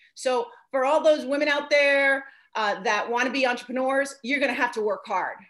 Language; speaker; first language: English; native; English